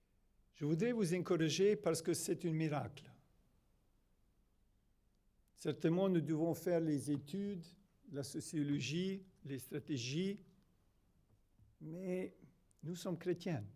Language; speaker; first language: French; non-native, fluent; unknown